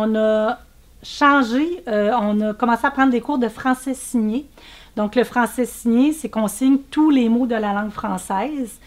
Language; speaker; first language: French; native; French